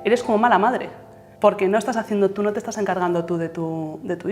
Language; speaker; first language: Spanish; native; Spanish